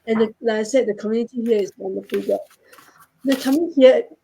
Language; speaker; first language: English; non-native, local second language; Chinese